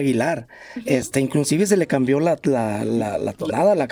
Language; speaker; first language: Spanish; native; Spanish